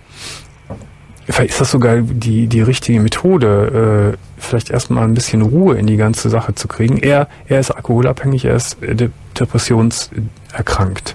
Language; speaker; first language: German; native; German